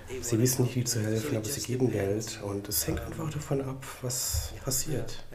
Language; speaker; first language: German; non-native, fluent; Spanish